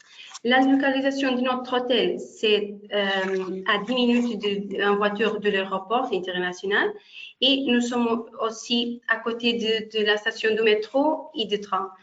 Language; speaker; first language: French; non-native, fluent; Portuguese